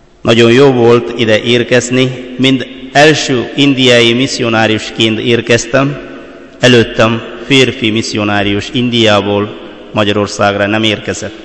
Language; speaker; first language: Hungarian; non-native, fluent; Malayalam